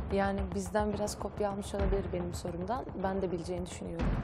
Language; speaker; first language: Turkish; native; Turkish